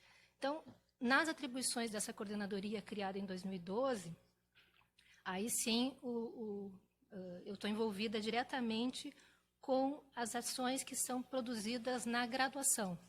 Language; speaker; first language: Portuguese; native; Portuguese